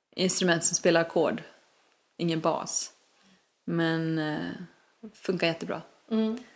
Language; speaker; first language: Swedish; non-native, fluent; Icelandic